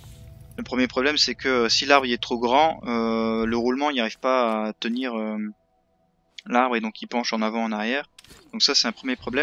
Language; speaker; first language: French; native; French